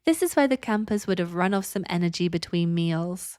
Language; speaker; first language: English; native; English